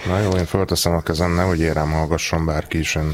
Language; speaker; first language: Hungarian; native; Hungarian